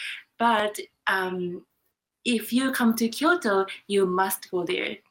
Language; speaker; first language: English; non-native, fluent; Japanese